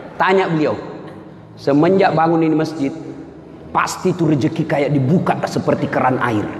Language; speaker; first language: Indonesian; non-native, local second language; Buginese